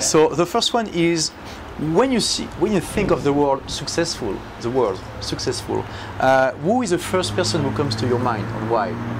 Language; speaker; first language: English; non-native, fluent; French